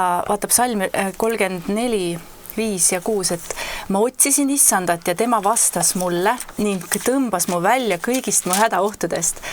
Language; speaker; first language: Estonian; native; Estonian